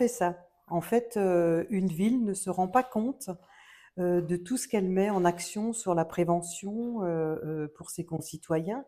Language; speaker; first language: French; native; French